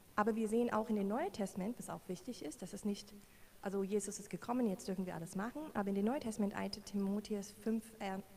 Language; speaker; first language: German; non-native, learner; English